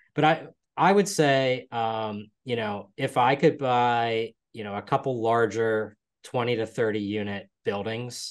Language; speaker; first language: English; native; English